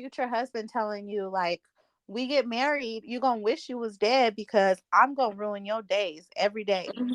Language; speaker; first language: English; native; English